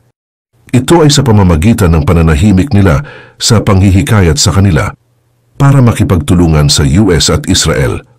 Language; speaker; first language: Filipino; native; Filipino